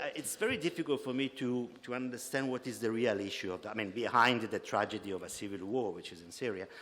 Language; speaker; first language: English; non-native, fluent; Italian